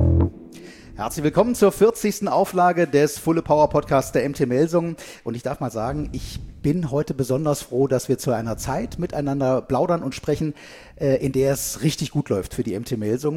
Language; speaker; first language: German; native; German